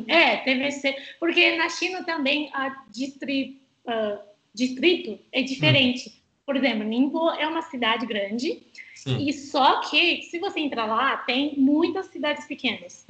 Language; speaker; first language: Portuguese; non-native, fluent; Chinese